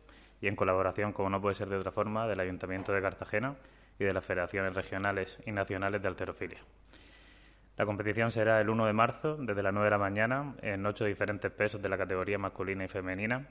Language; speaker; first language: Spanish; native; Spanish